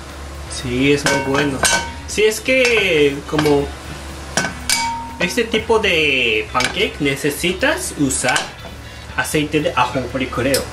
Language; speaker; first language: Spanish; non-native, learner; Japanese